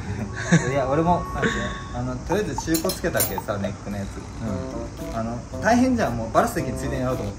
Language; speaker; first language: Japanese; native; Japanese